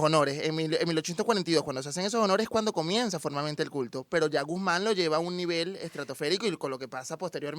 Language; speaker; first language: Spanish; native; Spanish